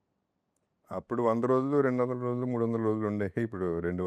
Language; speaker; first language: Telugu; native; Telugu